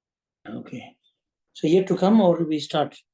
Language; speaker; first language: English; non-native, fluent; Tibetan